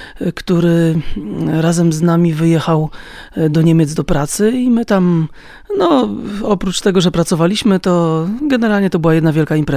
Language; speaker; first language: Polish; native; Polish